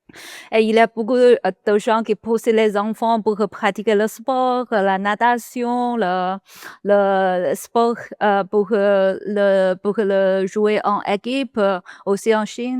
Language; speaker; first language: French; non-native, learner; Chinese